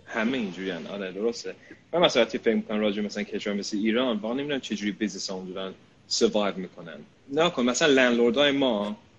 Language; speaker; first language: Persian; early bilingual, heritage; Persian